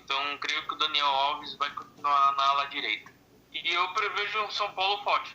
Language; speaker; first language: Portuguese; native; Portuguese